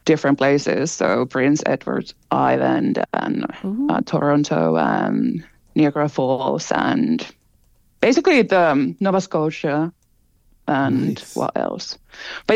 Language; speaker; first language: English; non-native, fluent; Finnish